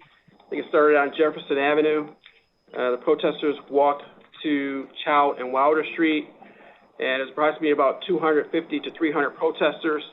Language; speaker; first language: English; native; English